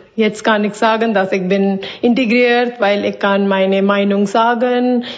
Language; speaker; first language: German; non-native, fluent; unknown